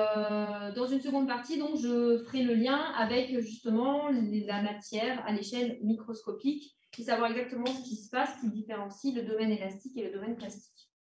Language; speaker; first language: French; native; French